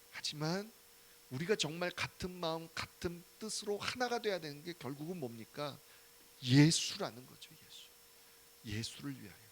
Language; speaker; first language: Korean; native; Korean